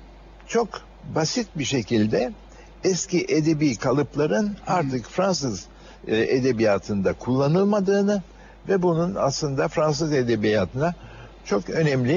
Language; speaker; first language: Turkish; native; Turkish